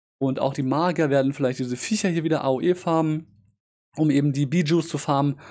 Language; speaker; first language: German; native; German